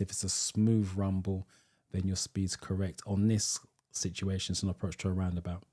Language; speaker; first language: English; native; English